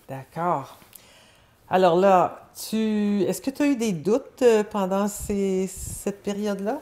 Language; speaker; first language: French; native; French